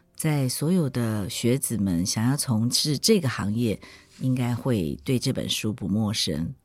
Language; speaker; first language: Chinese; native; Chinese